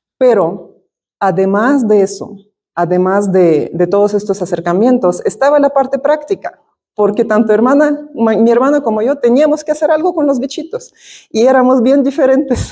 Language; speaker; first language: Spanish; non-native, fluent; Russian